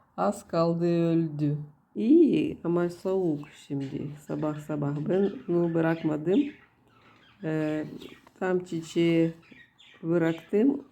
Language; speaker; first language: Turkish; non-native, learner; Russian